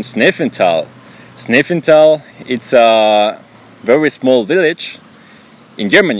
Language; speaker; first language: English; non-native, learner; Spanish